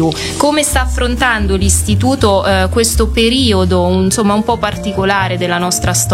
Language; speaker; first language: Italian; native; Italian